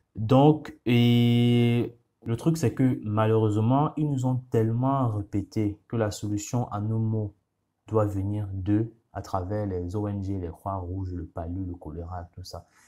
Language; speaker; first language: French; non-native, local second language; Ghomala